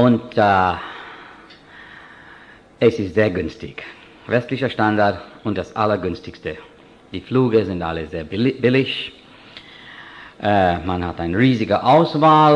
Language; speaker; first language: German; non-native, fluent; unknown